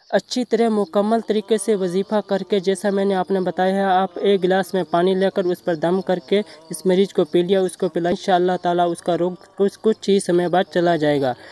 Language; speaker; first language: Urdu; native; Urdu